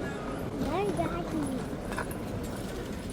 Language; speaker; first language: Dutch; early bilingual, other home language; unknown